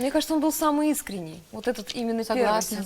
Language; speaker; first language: Russian; native; Russian